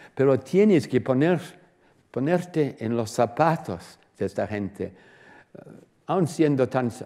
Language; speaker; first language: Spanish; non-native, fluent; English